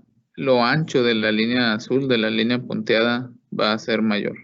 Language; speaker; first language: Spanish; native; Spanish